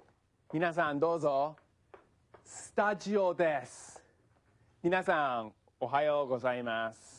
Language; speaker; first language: Japanese; non-native, fluent; English